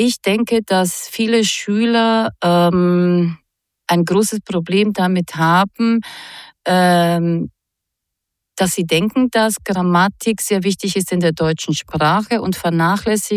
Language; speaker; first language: German; non-native, fluent; Croatian